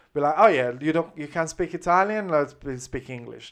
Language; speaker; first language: English; non-native, fluent; Italian